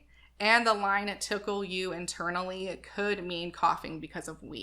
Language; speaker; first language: English; native; English